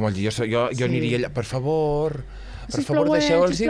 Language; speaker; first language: Catalan; native; Catalan